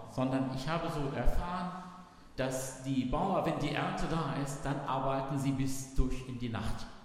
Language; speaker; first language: German; non-native, fluent; Arabic